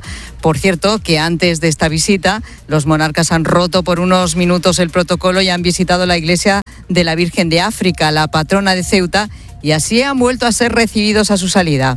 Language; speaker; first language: Spanish; native; Spanish